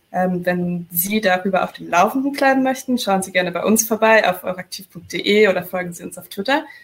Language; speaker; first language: German; native; German